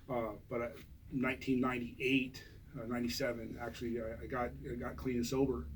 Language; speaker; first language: English; native; English